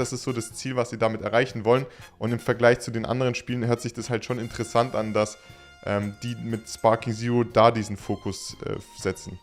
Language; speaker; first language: German; native; German